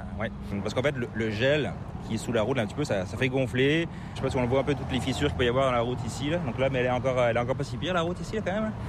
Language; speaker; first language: French; native; French